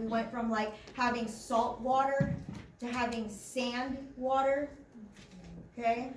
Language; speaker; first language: English; native; English